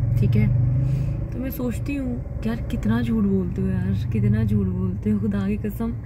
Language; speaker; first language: Urdu; native; Urdu